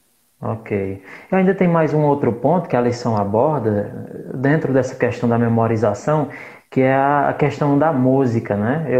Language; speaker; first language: Portuguese; native; Portuguese